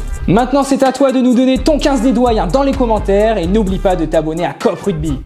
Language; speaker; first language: French; native; French